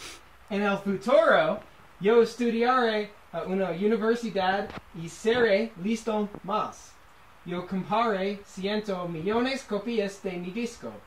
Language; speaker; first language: Spanish; non-native, learner; English